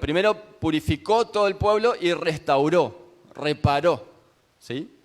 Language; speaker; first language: Spanish; native; Spanish